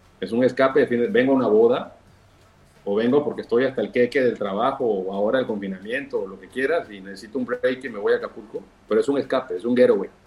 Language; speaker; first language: Spanish; native; Spanish